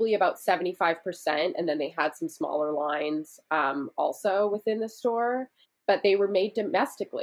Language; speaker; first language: English; native; English